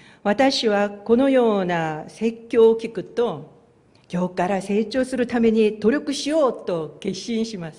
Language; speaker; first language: Japanese; non-native, fluent; Korean